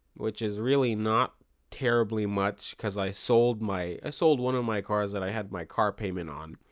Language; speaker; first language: English; native; English